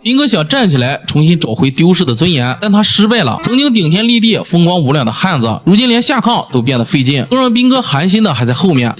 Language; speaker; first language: Chinese; native; Chinese